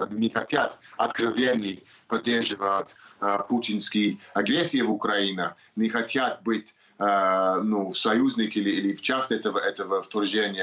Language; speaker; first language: Russian; non-native, learner; English